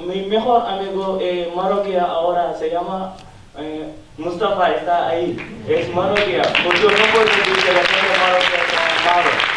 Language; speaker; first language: Spanish; non-native, learner; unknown